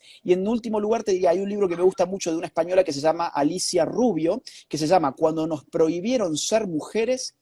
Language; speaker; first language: Spanish; native; Spanish